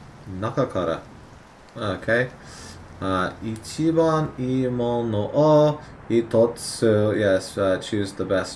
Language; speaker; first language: Japanese; non-native, learner; English